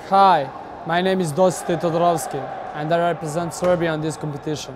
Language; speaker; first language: English; non-native, learner; Serbian